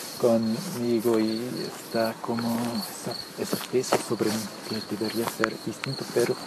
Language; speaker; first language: Spanish; non-native, fluent; German